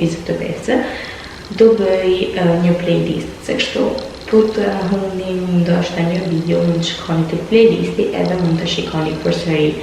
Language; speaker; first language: Albanian; early bilingual, heritage; Albanian